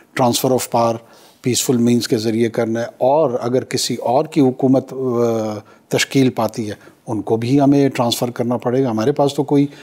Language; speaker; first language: Urdu; non-native, local second language; Pashto